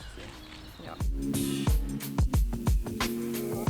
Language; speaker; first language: German; native; German